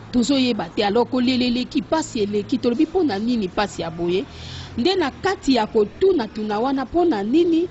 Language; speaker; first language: Lingala; native; Lingala